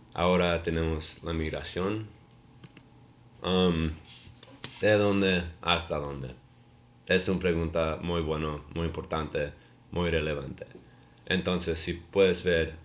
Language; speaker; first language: Spanish; non-native, learner; English